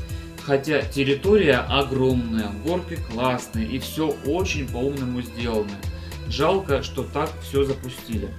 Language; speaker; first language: Russian; native; Russian